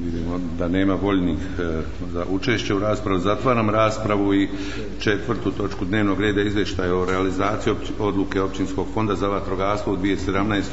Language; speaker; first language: Croatian; native; Croatian